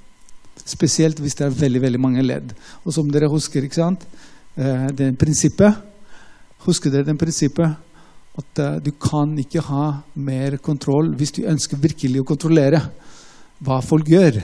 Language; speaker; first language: Norwegian; non-native, fluent; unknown